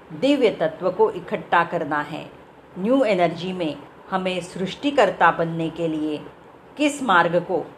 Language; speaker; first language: Hindi; non-native, local second language; Marathi